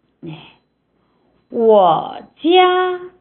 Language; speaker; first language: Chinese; non-native, fluent; Korean